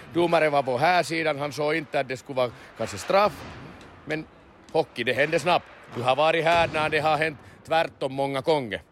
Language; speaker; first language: Swedish; non-native, learner; Finnish